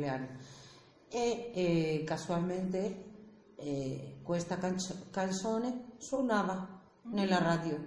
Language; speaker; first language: Italian; non-native, learner; Spanish